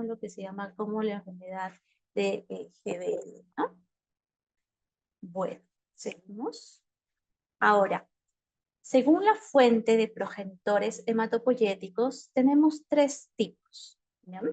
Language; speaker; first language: Spanish; native; Spanish